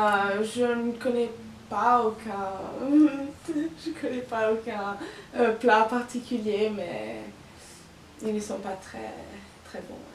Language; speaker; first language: French; non-native, local second language; Italian